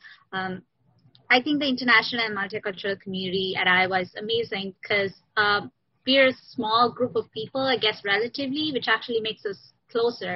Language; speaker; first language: English; non-native, local second language; Sinhala